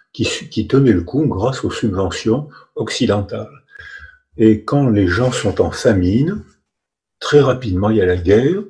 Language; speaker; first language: French; native; French